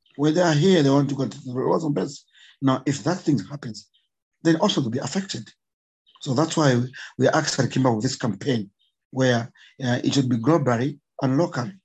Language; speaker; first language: English; non-native, local second language; Bemba